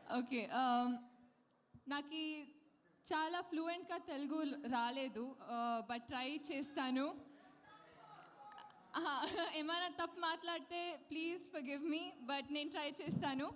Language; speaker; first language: Telugu; non-native, learner; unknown